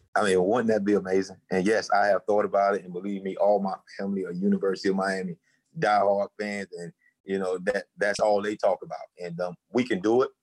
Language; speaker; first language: English; native; English